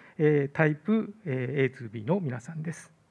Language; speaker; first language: Japanese; native; Japanese